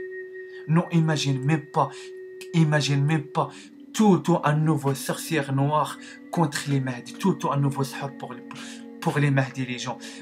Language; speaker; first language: French; non-native, learner; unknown